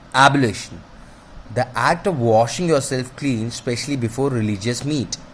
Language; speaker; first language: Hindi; native; Hindi